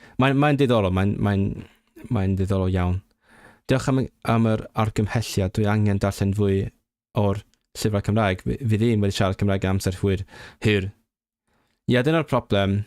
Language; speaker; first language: Welsh; non-native, learner; English